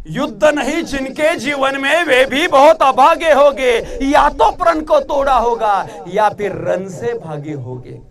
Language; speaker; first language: Hindi; non-native, local second language; Marathi